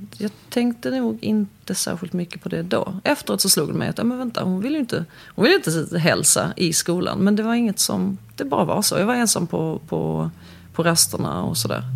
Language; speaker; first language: Swedish; early bilingual, other home language; Polish